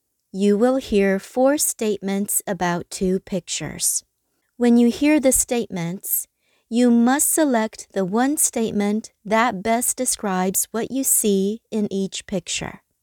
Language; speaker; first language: English; non-native, fluent; Chinese